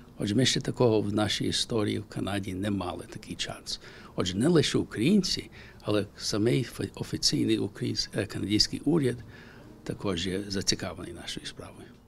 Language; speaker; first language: Ukrainian; early bilingual, heritage; Ukrainian